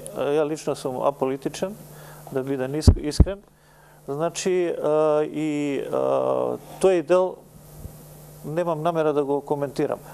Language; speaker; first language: Macedonian; native; Macedonian